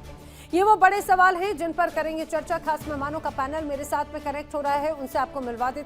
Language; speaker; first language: Hindi; native; Hindi